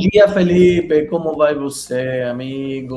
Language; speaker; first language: Portuguese; non-native, fluent; Spanish